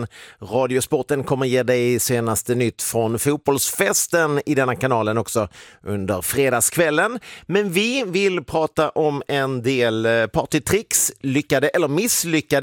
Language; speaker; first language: Swedish; native; Swedish